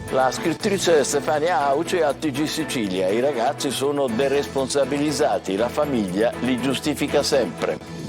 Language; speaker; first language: Italian; native; Italian